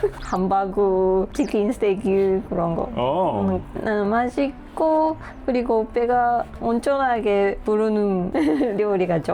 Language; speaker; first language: Korean; non-native, learner; Japanese